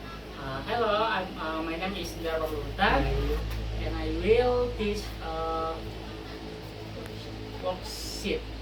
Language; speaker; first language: English; non-native, learner; Indonesian